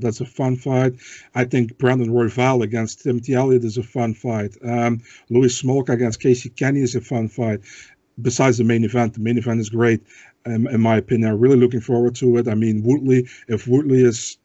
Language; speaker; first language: English; non-native, fluent; Dutch